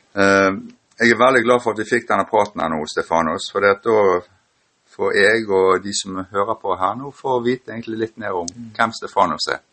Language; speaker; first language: Norwegian; native; Norwegian